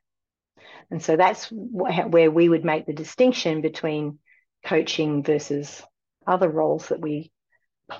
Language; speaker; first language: English; native; English